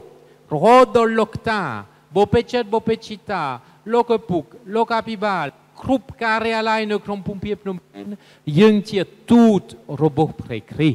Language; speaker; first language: Khmer; non-native, fluent; French